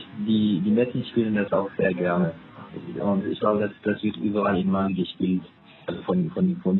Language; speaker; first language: German; non-native, fluent; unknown